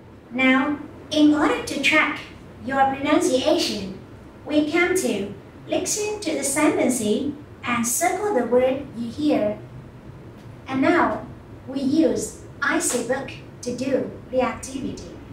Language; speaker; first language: English; non-native, fluent; Vietnamese